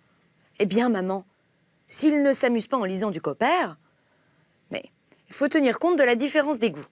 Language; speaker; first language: French; native; French